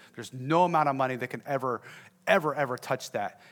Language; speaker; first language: English; native; English